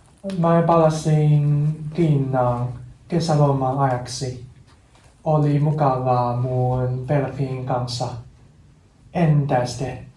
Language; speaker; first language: Finnish; non-native, learner; Chinese